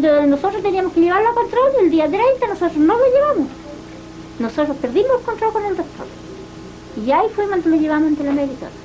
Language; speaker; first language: Spanish; native; Spanish